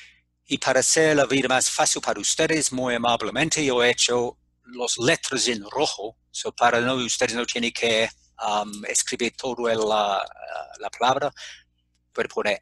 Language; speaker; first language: Spanish; non-native, fluent; English